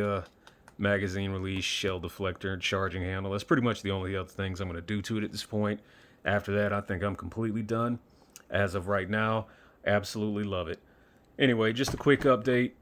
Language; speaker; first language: English; native; English